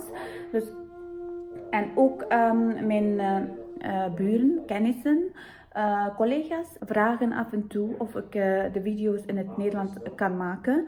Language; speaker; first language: Dutch; non-native, fluent; Tibetan